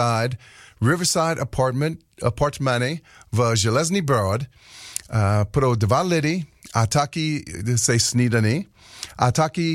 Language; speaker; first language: Czech; non-native, learner; English